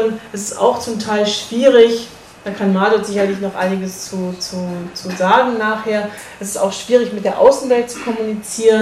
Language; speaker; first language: German; native; German